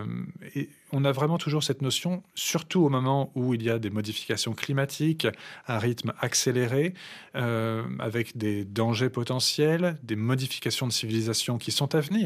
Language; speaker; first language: French; native; French